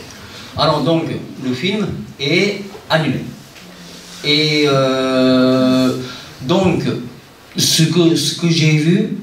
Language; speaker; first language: French; non-native, fluent; Japanese